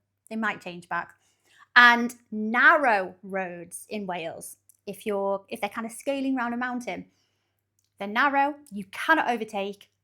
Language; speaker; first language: English; native; English